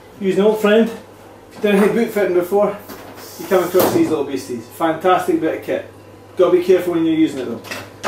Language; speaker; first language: English; native; English